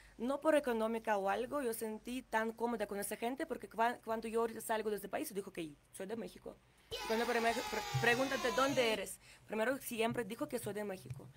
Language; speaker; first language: Spanish; non-native, learner; Ukrainian